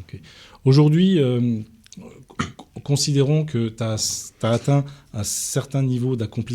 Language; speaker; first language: French; native; French